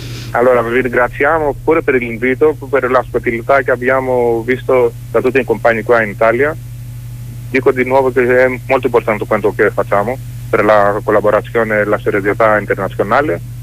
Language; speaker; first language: Italian; non-native, fluent; Greek